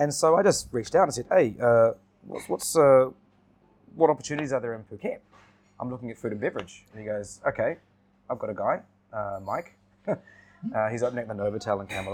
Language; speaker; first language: English; native; English